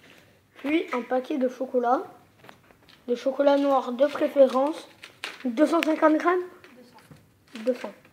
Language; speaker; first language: French; native; French